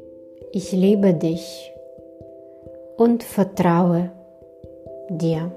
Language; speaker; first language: German; non-native, fluent; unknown